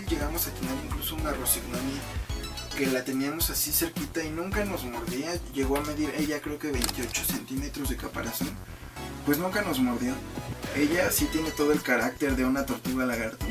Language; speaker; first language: Spanish; native; Spanish